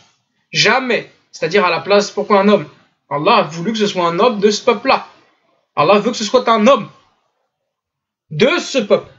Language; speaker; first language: French; native; French